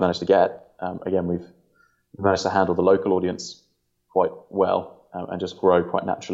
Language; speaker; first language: English; native; English